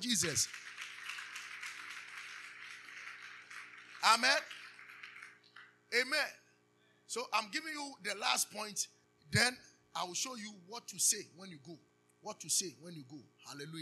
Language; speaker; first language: English; non-native, local second language; Akan